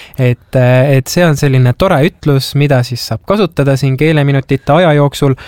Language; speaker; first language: Estonian; native; Estonian